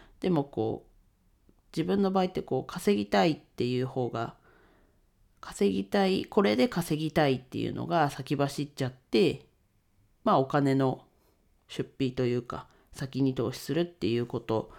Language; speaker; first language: Japanese; native; Japanese